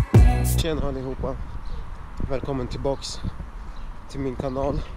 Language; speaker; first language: Swedish; early bilingual, other home language; Russian